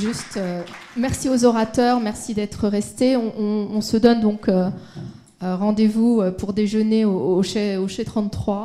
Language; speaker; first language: French; native; French